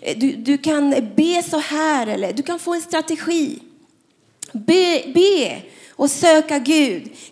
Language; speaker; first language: Swedish; non-native, fluent; Spanish